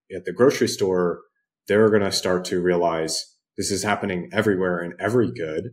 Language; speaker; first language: English; native; English